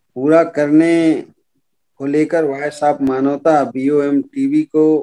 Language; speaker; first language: Hindi; native; Hindi